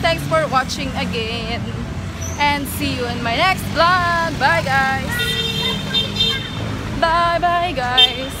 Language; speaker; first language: English; non-native, local second language; Filipino